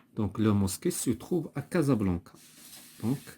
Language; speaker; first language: French; non-native, local second language; Arabic